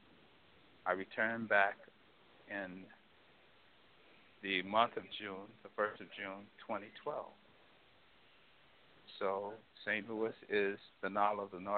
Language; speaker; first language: English; native; English